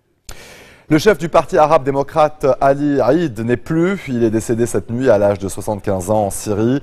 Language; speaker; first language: French; non-native, local second language; Arabic